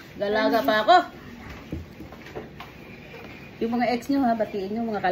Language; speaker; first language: Filipino; non-native, local second language; Bikol